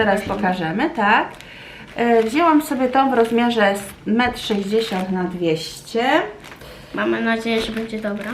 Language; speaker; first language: Polish; native; Polish